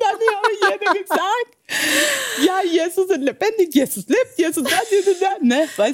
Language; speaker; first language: German; non-native, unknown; Spanish